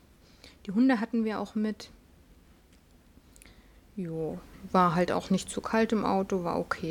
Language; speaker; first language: German; native; German